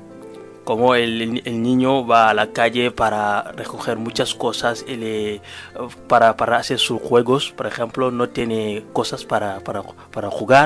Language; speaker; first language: Spanish; non-native, learner; Wolof